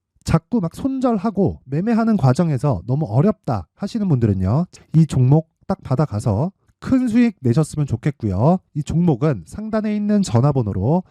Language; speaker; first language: Korean; native; Korean